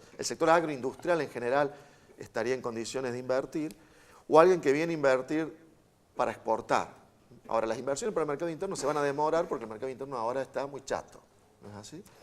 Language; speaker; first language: Spanish; native; Spanish